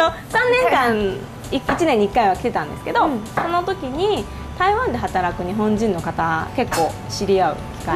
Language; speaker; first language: Japanese; native; Japanese